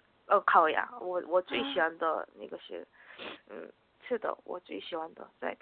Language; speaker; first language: Chinese; non-native, learner; Korean